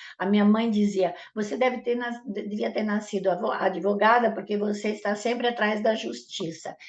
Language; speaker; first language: Portuguese; non-native, fluent; Italian